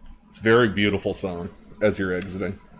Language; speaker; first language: English; native; English